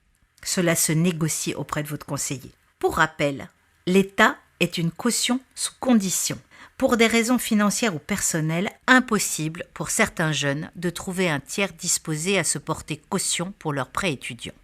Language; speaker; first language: French; native; French